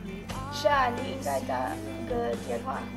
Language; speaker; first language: Chinese; non-native, learner; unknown